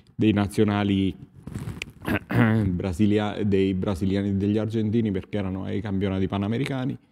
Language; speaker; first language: Italian; native; Italian